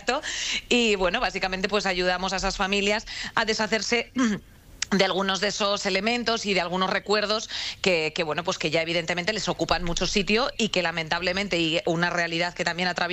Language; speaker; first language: Spanish; native; Spanish